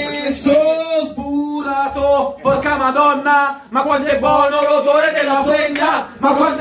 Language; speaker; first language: Italian; native; Italian